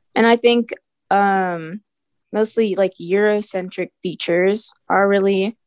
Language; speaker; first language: English; early bilingual, other home language; Filipino